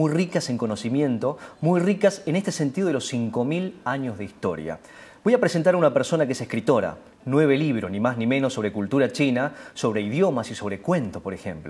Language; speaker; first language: Spanish; native; Spanish